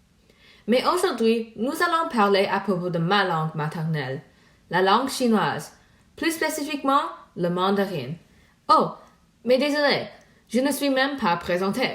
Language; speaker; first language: French; non-native, learner; Chinese